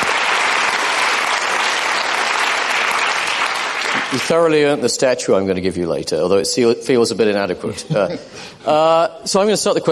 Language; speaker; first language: English; native; English